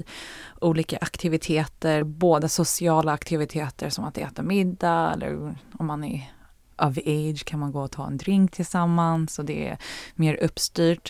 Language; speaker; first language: Swedish; early bilingual, heritage; Swedish